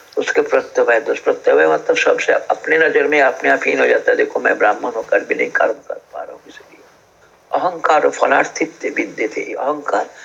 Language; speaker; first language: Hindi; native; Hindi